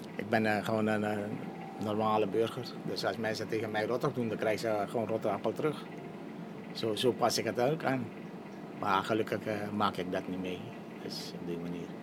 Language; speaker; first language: Dutch; non-native, local second language; Caribbean Hindustani